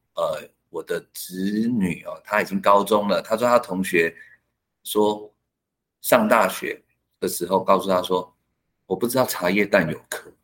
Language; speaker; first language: Chinese; non-native, local second language; Hakka Chinese